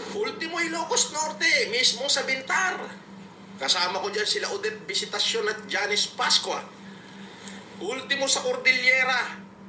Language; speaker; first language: Filipino; native; Filipino